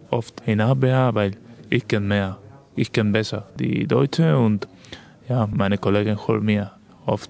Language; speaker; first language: German; non-native, learner; Spanish